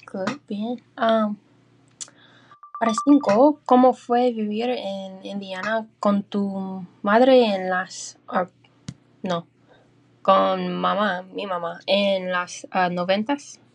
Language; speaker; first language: Spanish; early bilingual, heritage; English